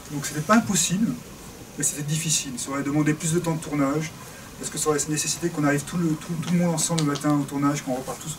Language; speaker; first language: French; native; French